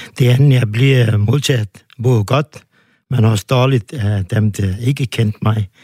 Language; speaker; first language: Danish; non-native, fluent; Turkish